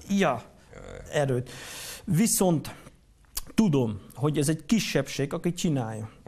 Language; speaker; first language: Hungarian; non-native, fluent; Dutch